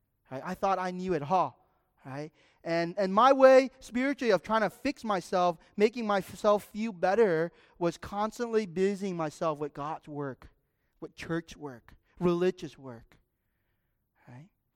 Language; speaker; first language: English; native; English